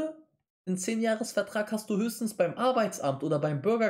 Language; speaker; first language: German; native; German